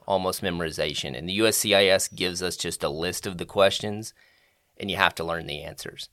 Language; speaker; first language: English; native; English